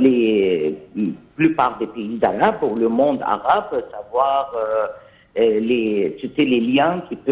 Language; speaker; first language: French; non-native, fluent; Arabic